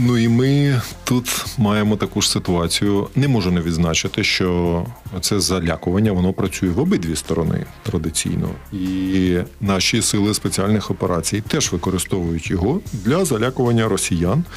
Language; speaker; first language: Ukrainian; native; Ukrainian